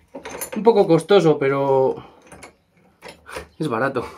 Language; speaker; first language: Spanish; native; Spanish